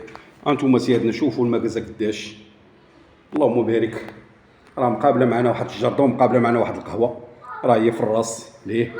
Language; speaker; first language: Arabic; native; Arabic